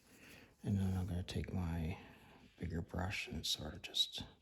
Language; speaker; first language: English; native; English